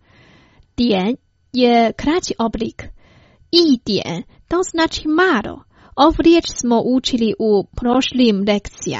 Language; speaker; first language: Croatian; non-native, fluent; Chinese